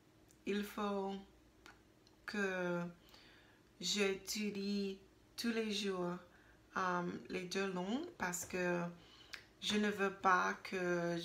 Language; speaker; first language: French; non-native, learner; English